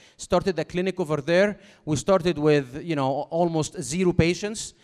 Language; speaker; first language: English; non-native, fluent; Arabic